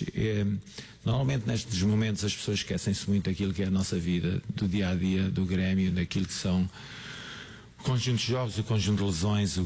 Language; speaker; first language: Portuguese; native; Portuguese